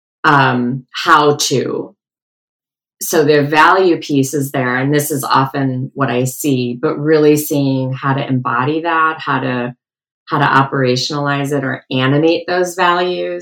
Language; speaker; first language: English; native; English